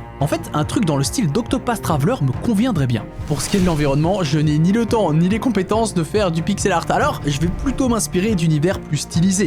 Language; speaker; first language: French; native; French